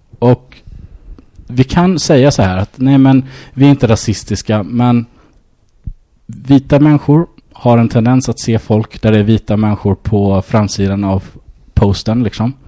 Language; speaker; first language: Swedish; early bilingual, other home language; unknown